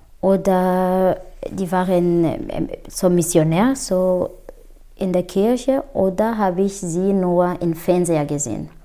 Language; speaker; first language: German; non-native, fluent; Kinyarwanda